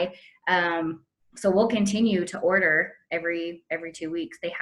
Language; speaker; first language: English; native; English